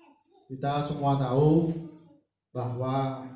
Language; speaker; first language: Indonesian; non-native, local second language; Javanese